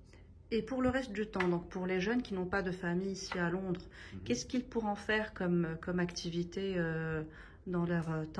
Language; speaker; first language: French; non-native, local second language; Arabic